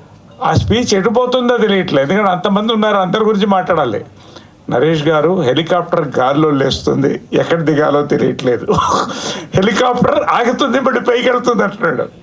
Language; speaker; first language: Telugu; native; Telugu